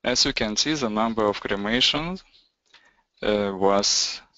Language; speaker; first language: English; non-native, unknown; Lithuanian